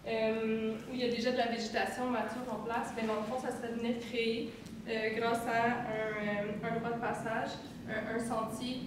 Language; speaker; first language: French; native; French